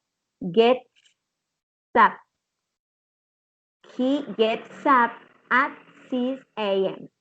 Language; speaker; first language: English; non-native, learner; Spanish